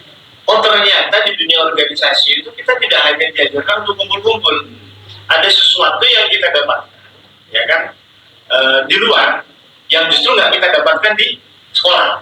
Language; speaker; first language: Indonesian; native; Indonesian